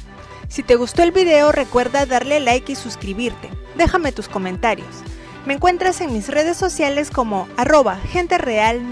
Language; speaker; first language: Spanish; native; Spanish